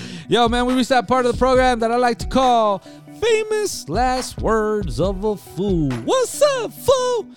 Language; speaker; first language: English; early bilingual, other home language; Spanish